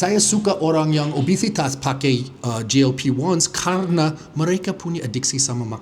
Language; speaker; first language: Indonesian; non-native, fluent; English